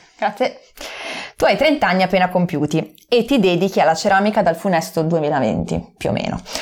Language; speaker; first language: Italian; native; Italian